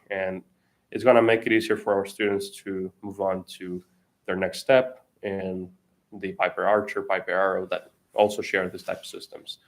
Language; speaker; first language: English; non-native, fluent; Spanish